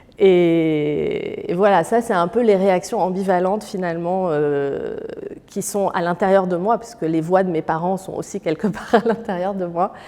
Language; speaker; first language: French; early bilingual, other home language; Arabic